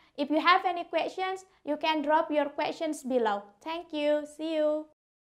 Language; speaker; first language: English; non-native, fluent; Indonesian